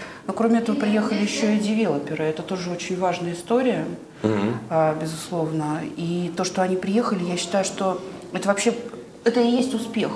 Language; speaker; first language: Russian; native; Russian